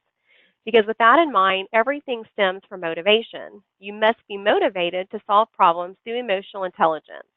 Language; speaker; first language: English; native; English